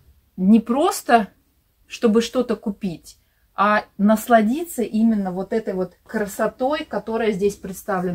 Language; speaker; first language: Russian; native; Russian